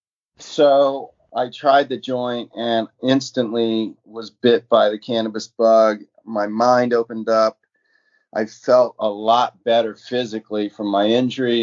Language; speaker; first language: English; native; English